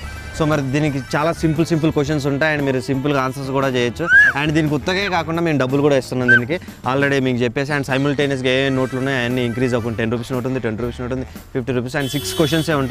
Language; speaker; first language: Telugu; native; Telugu